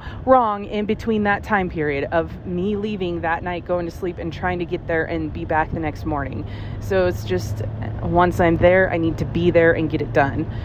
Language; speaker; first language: English; native; English